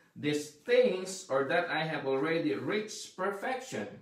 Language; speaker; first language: English; non-native, local second language; Filipino